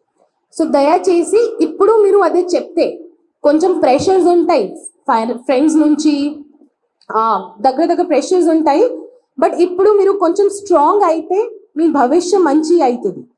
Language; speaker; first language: Telugu; non-native, fluent; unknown